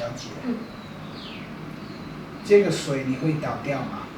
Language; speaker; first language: Chinese; non-native, fluent; English